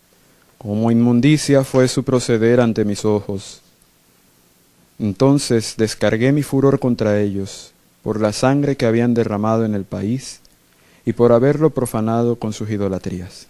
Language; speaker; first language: Spanish; native; Spanish